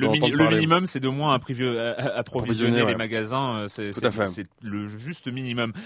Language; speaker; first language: French; native; French